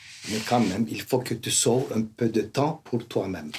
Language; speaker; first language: French; non-native, fluent; Turkish